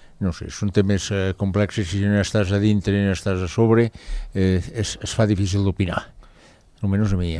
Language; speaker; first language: Catalan; native; Catalan